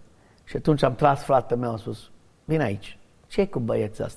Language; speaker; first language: Romanian; early bilingual, heritage; English